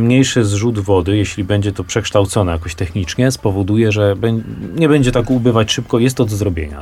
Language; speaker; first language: Polish; native; Polish